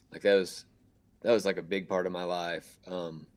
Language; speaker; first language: English; native; English